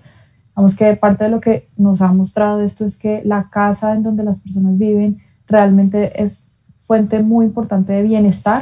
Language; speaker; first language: Spanish; native; Spanish